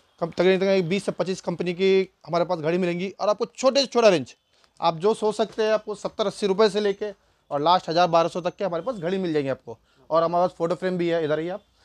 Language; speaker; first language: Hindi; native; Hindi